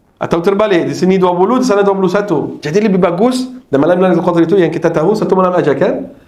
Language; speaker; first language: Malay; non-native, fluent; Arabic